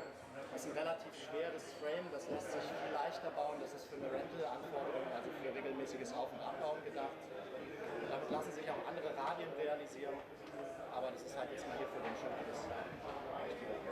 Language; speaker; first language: German; native; German